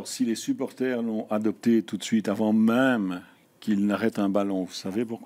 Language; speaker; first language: French; native; French